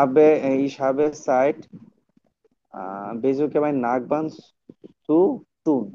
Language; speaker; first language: German; non-native, learner; Bangla